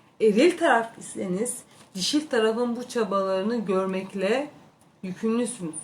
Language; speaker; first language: Turkish; native; Turkish